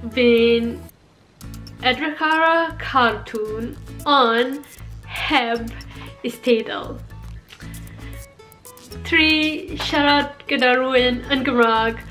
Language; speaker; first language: Welsh; non-native, learner; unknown